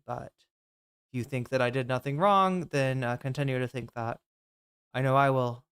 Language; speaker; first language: English; native; English